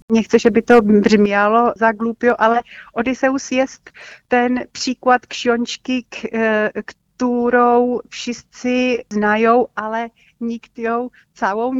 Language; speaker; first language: Polish; non-native, fluent; Czech